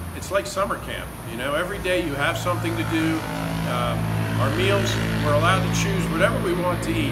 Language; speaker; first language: English; native; English